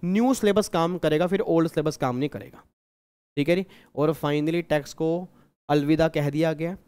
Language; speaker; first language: Hindi; native; Hindi